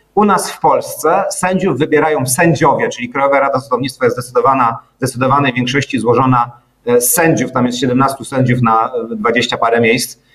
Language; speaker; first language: Polish; native; Polish